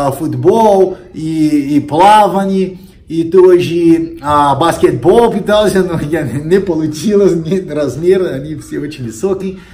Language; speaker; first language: Russian; non-native, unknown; Portuguese